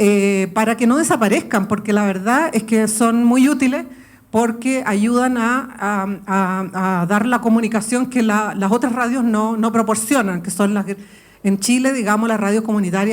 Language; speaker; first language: Spanish; native; Spanish